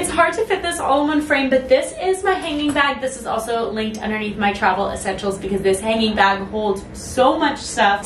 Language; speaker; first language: English; native; English